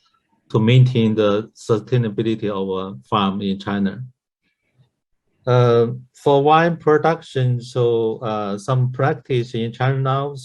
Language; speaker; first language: English; non-native, learner; Chinese